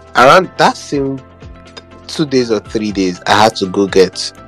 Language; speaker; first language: English; non-native, local second language; Igbo